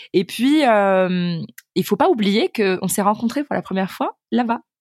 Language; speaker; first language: French; native; French